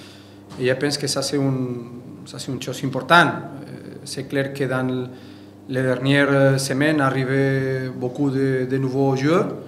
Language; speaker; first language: French; non-native, fluent; Spanish